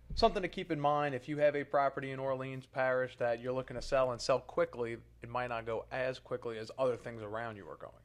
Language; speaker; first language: English; native; English